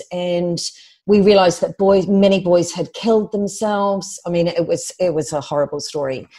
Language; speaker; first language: English; native; English